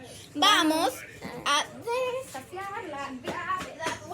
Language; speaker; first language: Spanish; native; Spanish